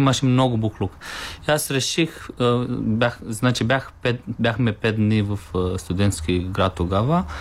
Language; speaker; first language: Bulgarian; non-native, learner; Romanian